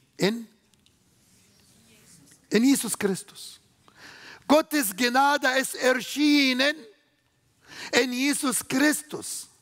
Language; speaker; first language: German; non-native, fluent; Arabic